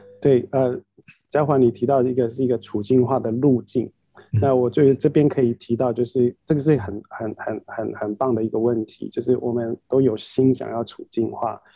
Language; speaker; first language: Chinese; native; Chinese